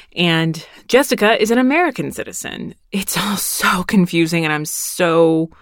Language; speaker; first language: English; early bilingual, other home language; Spanish